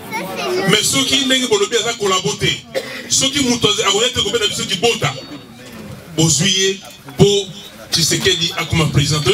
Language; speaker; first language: French; non-native, local second language; Lingala